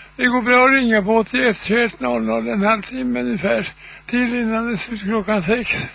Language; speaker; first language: Swedish; native; Swedish